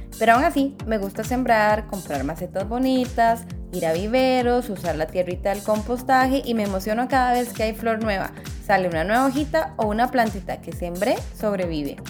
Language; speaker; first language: Spanish; native; Spanish